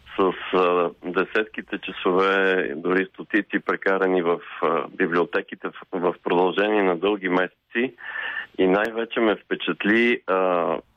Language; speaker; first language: Bulgarian; native; Bulgarian